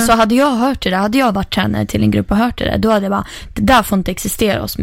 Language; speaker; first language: Swedish; native; Swedish